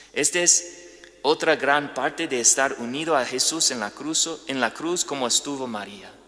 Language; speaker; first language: Spanish; non-native, fluent; English